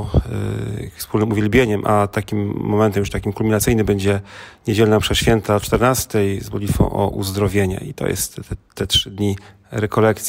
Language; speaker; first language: Polish; native; Polish